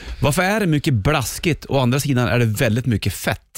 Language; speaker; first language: Swedish; native; Swedish